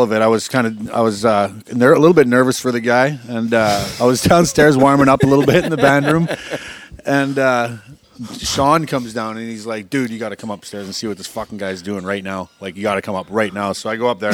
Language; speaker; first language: English; native; English